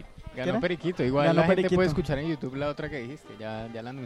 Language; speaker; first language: Spanish; native; Spanish